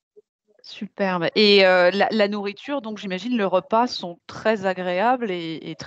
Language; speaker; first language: French; native; French